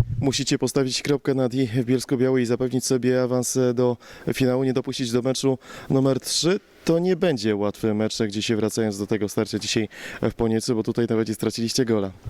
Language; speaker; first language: Polish; native; Polish